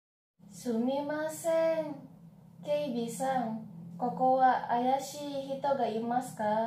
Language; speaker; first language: Japanese; non-native, learner; Indonesian